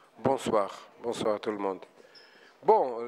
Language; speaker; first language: French; non-native, fluent; Portuguese